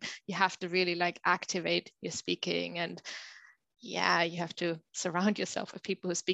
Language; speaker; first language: English; non-native, fluent; German